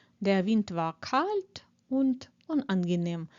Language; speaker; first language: German; non-native, fluent; Ukrainian